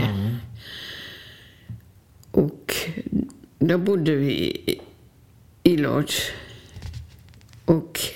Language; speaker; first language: Swedish; non-native, fluent; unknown